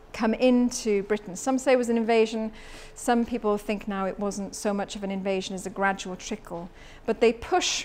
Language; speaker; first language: English; native; English